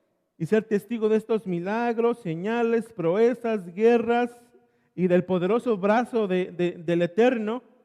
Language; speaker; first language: Spanish; native; Spanish